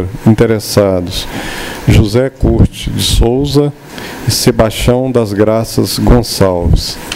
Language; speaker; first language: Portuguese; native; Portuguese